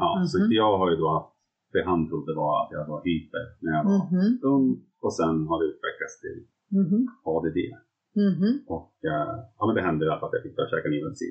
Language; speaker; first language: Swedish; native; Swedish